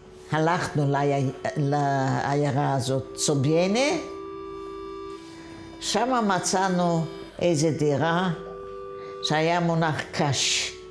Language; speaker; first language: Hebrew; non-native, fluent; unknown